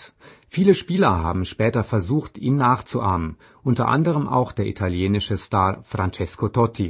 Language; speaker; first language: German; native; German